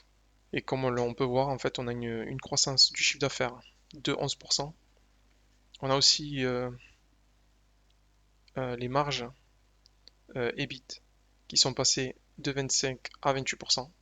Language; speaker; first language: French; native; French